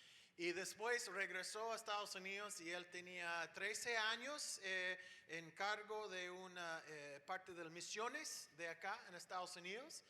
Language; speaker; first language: Spanish; non-native, fluent; English